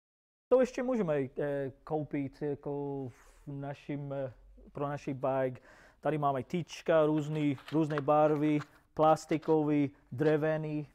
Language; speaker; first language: Czech; non-native, fluent; English